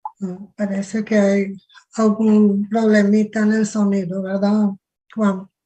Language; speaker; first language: Spanish; non-native, fluent; Portuguese